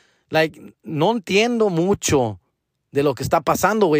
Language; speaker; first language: Spanish; early bilingual, heritage; Spanish